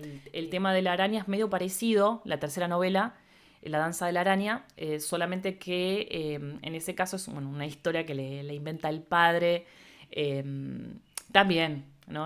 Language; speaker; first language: Spanish; native; Spanish